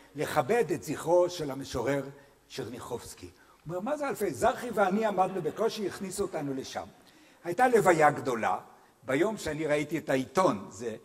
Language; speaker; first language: Hebrew; native; Hebrew